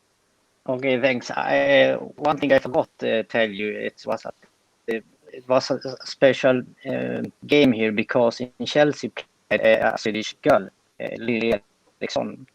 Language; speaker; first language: English; non-native, fluent; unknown